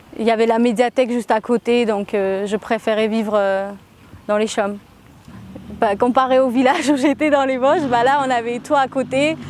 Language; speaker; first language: French; early bilingual, other home language; Armenian